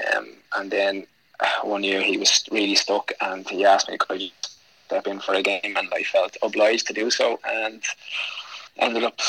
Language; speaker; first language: English; native; English